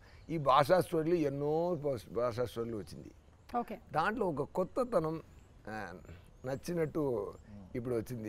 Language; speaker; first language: Telugu; non-native, learner; Tamil